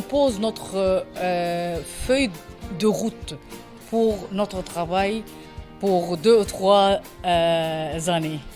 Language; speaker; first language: French; non-native, learner; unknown